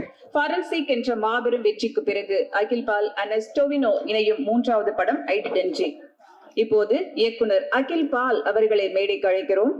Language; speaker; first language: Tamil; native; Tamil